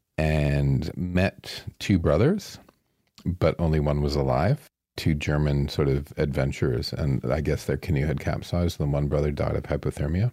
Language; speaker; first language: English; native; English